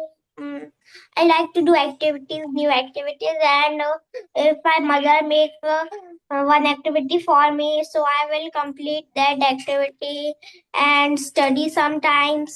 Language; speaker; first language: English; non-native, fluent; Hindi